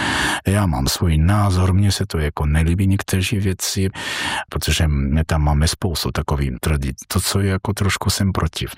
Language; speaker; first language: Czech; non-native, learner; Georgian